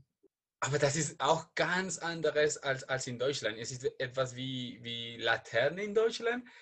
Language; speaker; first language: German; non-native, learner; Spanish